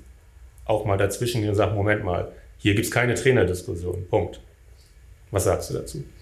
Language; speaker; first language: German; native; German